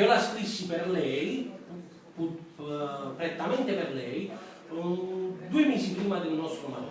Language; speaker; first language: Italian; native; Italian